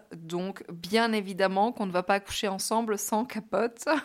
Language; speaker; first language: French; native; French